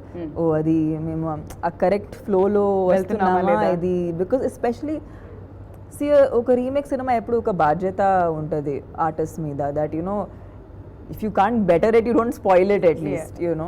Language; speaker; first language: Telugu; non-native, fluent; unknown